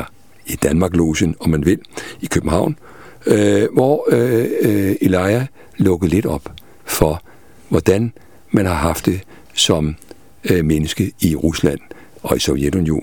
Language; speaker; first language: Danish; native; Danish